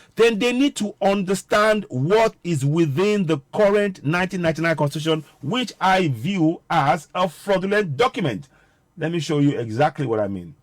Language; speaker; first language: English; non-native, local second language; Yoruba